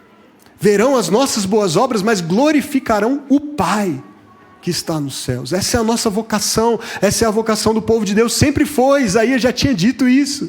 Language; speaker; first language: Portuguese; native; Portuguese